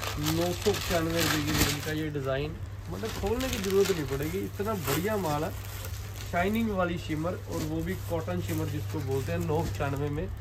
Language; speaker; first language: Hindi; non-native, local second language; Punjabi